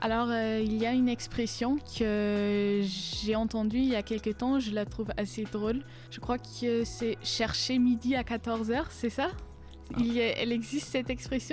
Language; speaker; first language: French; non-native, fluent; German